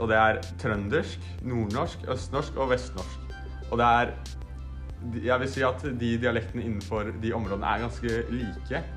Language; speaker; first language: Norwegian; native; Norwegian